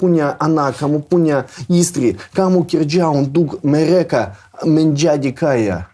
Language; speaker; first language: Indonesian; non-native, learner; Russian